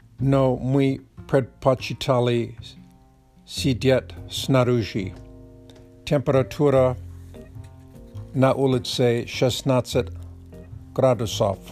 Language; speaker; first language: Russian; non-native, learner; English